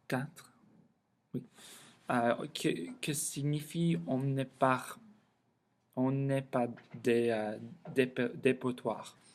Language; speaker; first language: French; non-native, learner; English